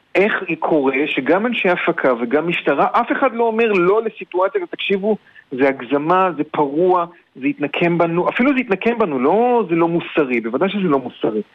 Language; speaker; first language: Hebrew; native; Hebrew